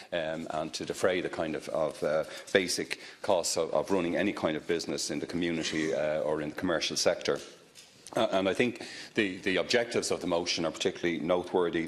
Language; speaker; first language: English; native; English